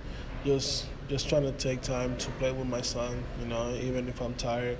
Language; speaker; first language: English; non-native, fluent; Spanish